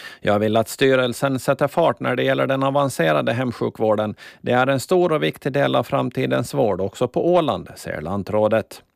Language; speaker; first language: Swedish; native; Swedish